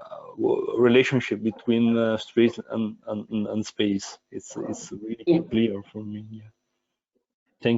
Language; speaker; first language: English; non-native, fluent; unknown